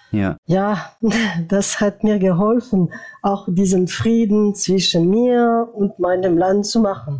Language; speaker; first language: German; non-native, fluent; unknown